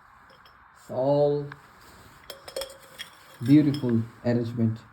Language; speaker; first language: English; non-native, local second language; Bangla